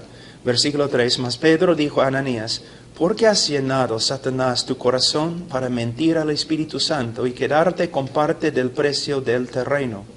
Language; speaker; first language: Spanish; non-native, fluent; English